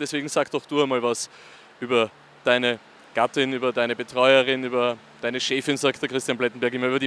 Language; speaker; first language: German; native; German